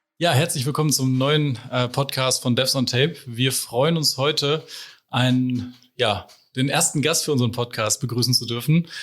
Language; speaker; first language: German; native; German